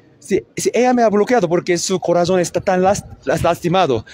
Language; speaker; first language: Spanish; non-native, learner; Korean